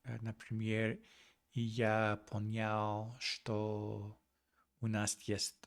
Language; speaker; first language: Russian; non-native, learner; English